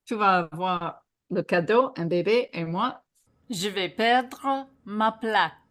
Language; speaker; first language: French; non-native, fluent; English